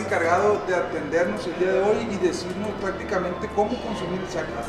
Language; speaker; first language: Spanish; native; Spanish